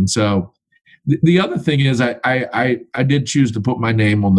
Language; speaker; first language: English; native; English